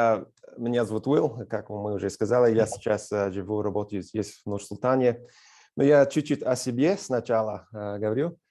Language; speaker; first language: Russian; non-native, fluent; English